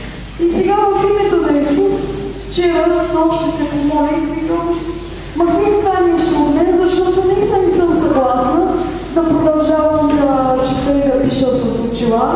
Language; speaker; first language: Bulgarian; native; Bulgarian